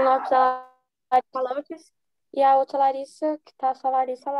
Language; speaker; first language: Portuguese; native; Portuguese